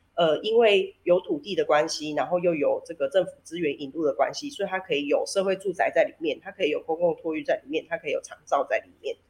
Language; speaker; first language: Chinese; native; Chinese